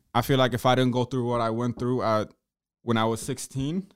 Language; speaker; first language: English; early bilingual, other home language; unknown